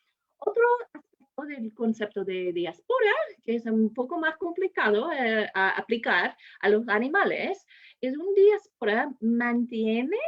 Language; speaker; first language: Spanish; non-native, fluent; English